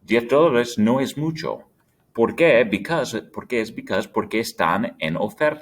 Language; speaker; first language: Spanish; non-native, fluent; English